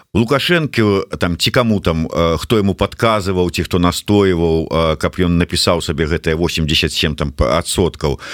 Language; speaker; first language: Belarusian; non-native, local second language; Russian